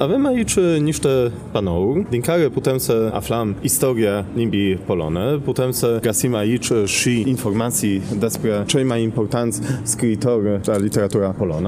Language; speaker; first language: Romanian; non-native, fluent; Polish